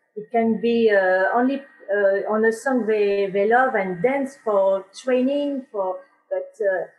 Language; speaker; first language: English; non-native, learner; French